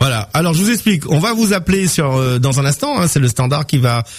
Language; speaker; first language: French; native; French